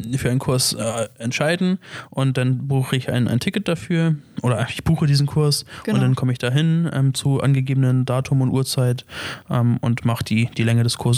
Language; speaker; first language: German; native; German